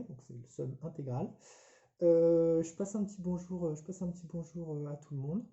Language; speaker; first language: French; native; French